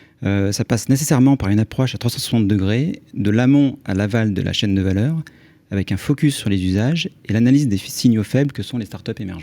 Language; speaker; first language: French; native; French